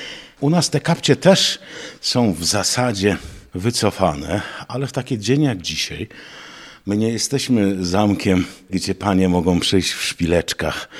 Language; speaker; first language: Polish; native; Polish